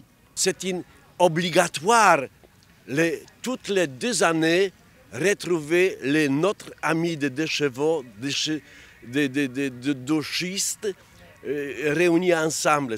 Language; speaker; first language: French; non-native, learner; Polish